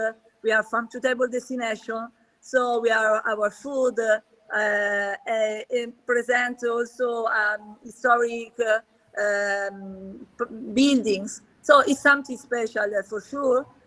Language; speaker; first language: English; non-native, learner; Italian